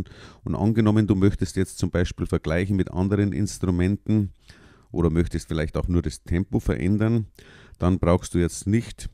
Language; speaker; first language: German; native; German